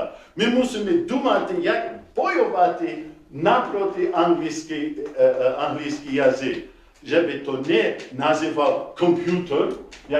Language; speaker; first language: Ukrainian; non-native, learner; English